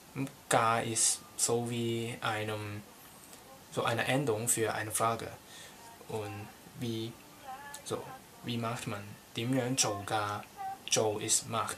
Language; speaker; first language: German; non-native, learner; Cantonese